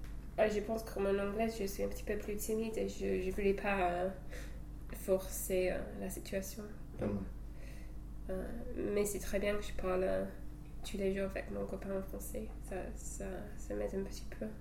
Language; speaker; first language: French; non-native, fluent; English